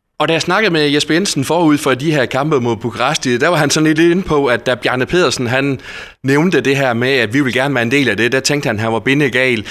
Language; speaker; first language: Danish; native; Danish